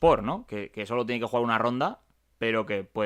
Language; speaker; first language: Spanish; native; Spanish